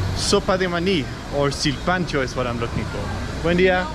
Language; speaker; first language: Spanish; non-native, learner; Danish